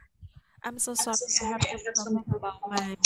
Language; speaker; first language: English; non-native, learner; Thai